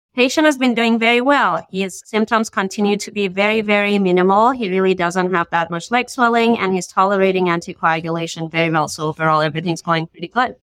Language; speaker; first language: English; non-native, fluent; Persian